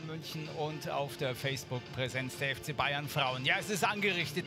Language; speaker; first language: German; native; German